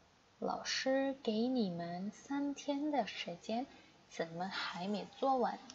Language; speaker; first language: Chinese; non-native, fluent; Indonesian